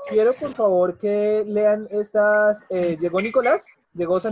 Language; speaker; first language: Spanish; native; Spanish